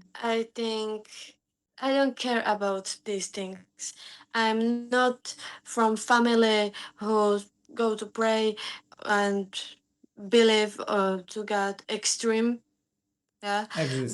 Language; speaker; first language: English; non-native, learner; Slovak